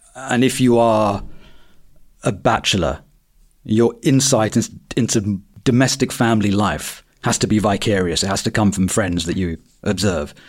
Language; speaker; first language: English; native; English